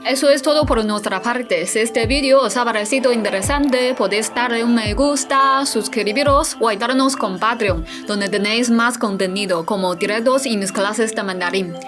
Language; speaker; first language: Spanish; non-native, fluent; Chinese